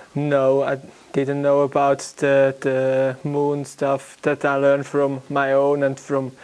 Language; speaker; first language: English; non-native, learner; German